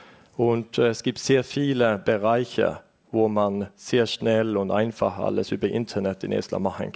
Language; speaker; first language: German; non-native, fluent; Estonian